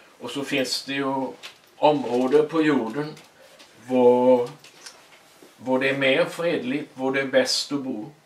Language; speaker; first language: Swedish; native; Swedish